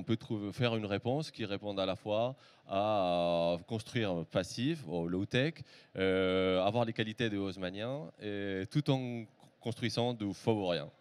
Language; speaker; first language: French; native; French